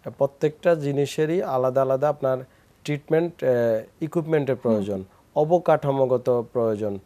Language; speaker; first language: Bangla; native; Bangla